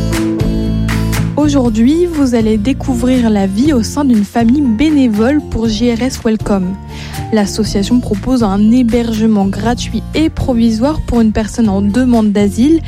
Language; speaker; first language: French; native; French